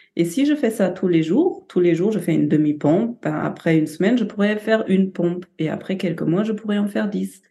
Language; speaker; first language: French; non-native, fluent; German